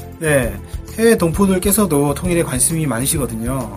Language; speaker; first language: Korean; native; Korean